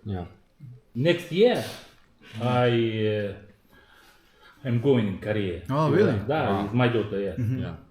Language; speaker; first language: English; non-native, learner; Russian